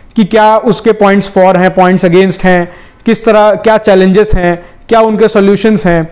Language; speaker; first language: Hindi; native; Hindi